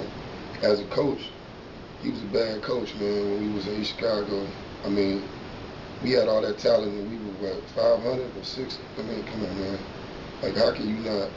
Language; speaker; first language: English; native; English